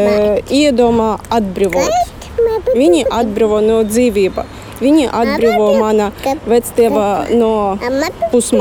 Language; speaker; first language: Latvian; non-native, learner; Russian